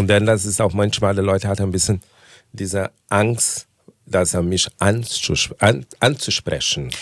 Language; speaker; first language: German; non-native, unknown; Portuguese